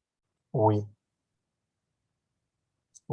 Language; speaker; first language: French; non-native, learner; Portuguese